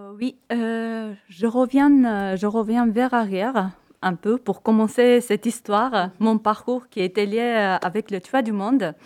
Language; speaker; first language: French; non-native, fluent; Armenian